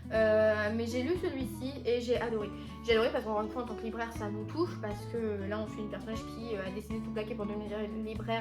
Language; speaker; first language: French; native; French